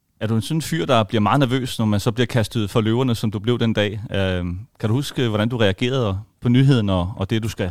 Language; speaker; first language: Danish; native; Danish